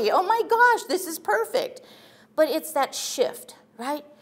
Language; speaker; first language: English; native; English